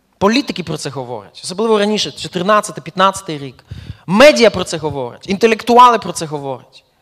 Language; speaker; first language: Ukrainian; early bilingual, heritage; Ukrainian